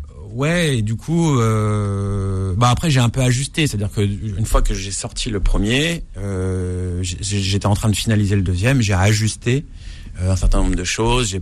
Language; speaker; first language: French; native; French